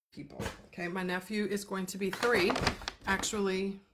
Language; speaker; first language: English; native; English